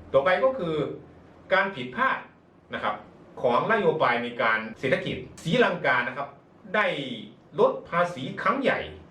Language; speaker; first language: Thai; non-native, fluent; Chinese